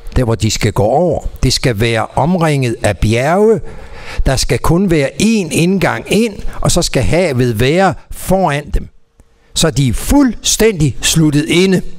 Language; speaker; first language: Danish; native; Danish